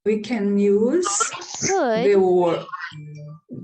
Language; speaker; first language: English; non-native, learner; Portuguese